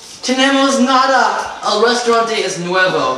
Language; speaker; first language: Spanish; non-native, learner; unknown